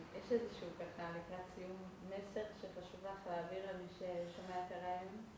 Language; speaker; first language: Hebrew; native; Hebrew